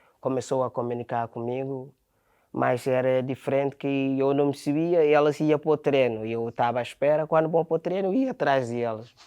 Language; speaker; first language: Portuguese; non-native, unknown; Akan